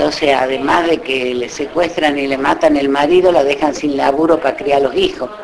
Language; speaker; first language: Spanish; native; Spanish